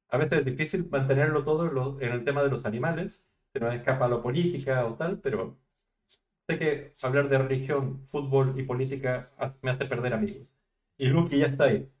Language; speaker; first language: Spanish; native; Spanish